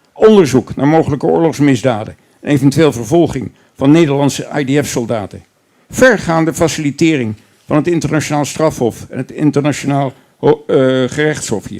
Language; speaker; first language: Dutch; native; Dutch